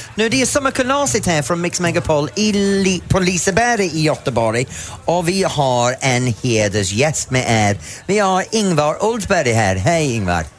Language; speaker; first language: Swedish; non-native, fluent; English